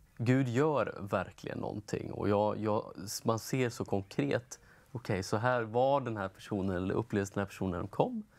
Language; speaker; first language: Swedish; native; Swedish